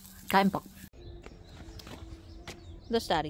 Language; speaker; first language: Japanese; non-native, learner; Filipino